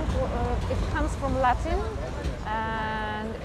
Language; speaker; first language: English; non-native, fluent; Polish